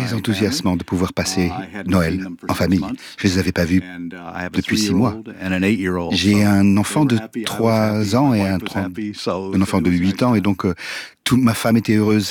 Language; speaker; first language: French; native; French